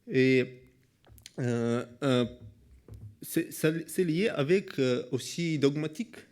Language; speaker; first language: French; non-native, learner; Russian